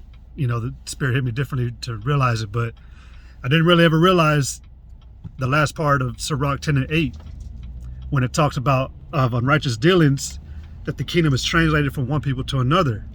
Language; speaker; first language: English; native; English